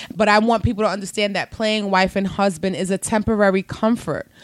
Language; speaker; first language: English; native; English